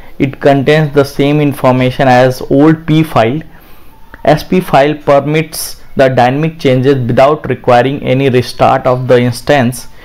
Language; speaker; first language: English; non-native, local second language; Hindi